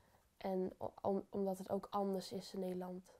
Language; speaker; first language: Dutch; early bilingual, heritage; Dutch